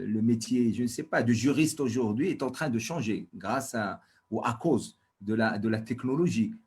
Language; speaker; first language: French; non-native, local second language; Arabic